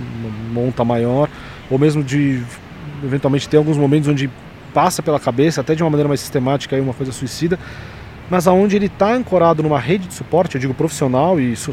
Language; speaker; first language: Portuguese; native; Portuguese